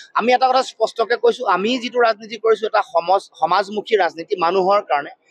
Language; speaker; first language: Assamese; native; Assamese